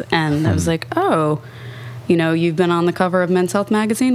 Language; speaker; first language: English; native; English